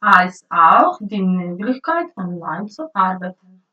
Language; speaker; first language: German; non-native, learner; Ukrainian